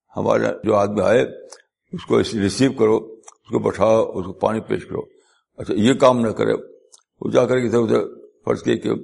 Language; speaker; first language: Urdu; native; Urdu